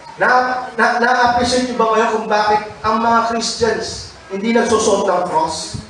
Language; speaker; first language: Filipino; native; Filipino